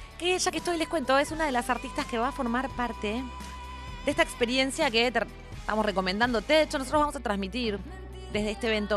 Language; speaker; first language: Spanish; native; Spanish